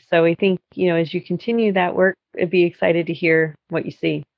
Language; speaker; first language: English; native; English